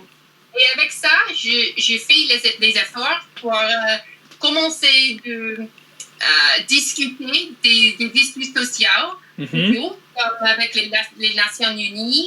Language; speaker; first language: French; non-native, learner; English